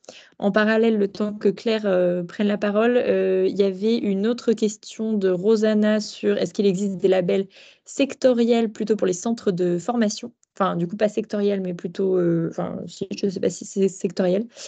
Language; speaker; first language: French; native; French